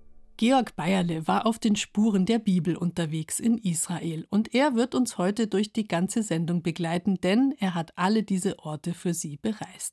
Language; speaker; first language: German; native; German